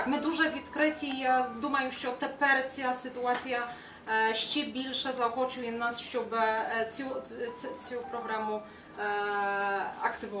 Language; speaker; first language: Ukrainian; non-native, fluent; Polish